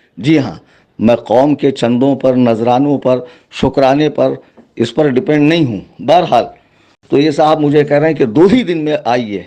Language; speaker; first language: Urdu; native; Urdu